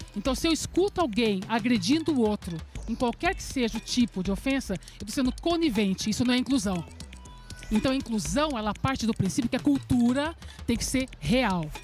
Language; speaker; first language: Portuguese; early bilingual, other home language; Serbian